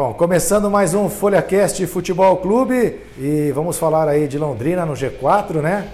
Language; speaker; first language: Portuguese; native; Portuguese